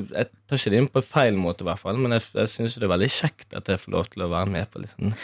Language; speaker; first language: Norwegian; native; Norwegian